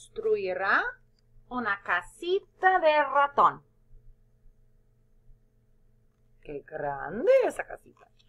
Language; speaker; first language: Spanish; non-native, fluent; English